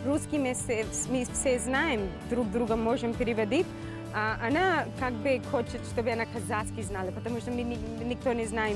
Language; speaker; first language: Russian; non-native, fluent; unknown